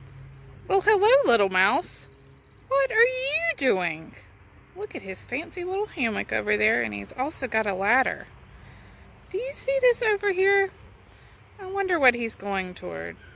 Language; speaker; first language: English; native; English